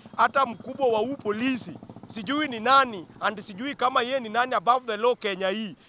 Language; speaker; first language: Swahili; non-native, local second language; Luo (Kenya and Tanzania)